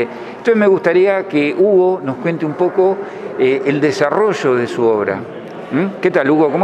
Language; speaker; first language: Spanish; native; Spanish